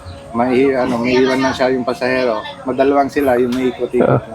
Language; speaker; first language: Filipino; non-native, learner; Punjabi